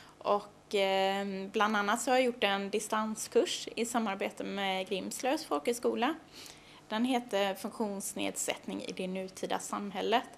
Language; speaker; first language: Swedish; native; Swedish